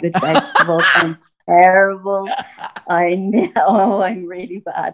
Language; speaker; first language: English; native; English